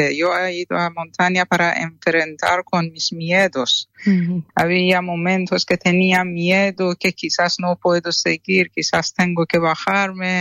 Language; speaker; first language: Spanish; non-native, fluent; Persian